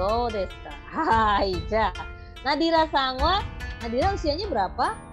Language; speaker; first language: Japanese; non-native, fluent; Indonesian